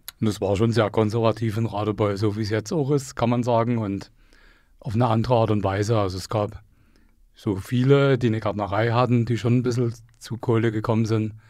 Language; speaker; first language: German; native; German